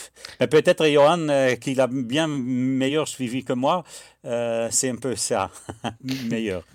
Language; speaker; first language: French; non-native, fluent; Dutch